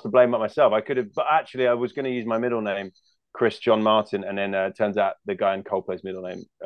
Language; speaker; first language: English; native; English